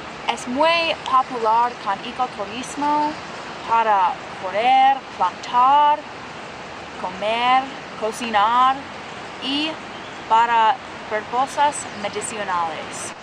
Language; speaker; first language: Spanish; non-native, learner; English